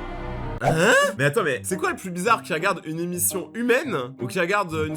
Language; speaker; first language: French; native; French